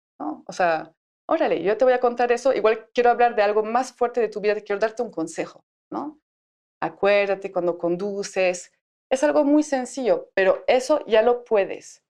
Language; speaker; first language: Spanish; non-native, fluent; French